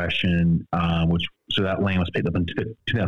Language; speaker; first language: English; native; English